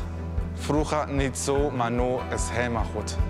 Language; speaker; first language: Dutch; early bilingual, other home language; Arabic